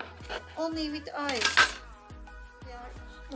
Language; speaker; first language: English; non-native, learner; Turkish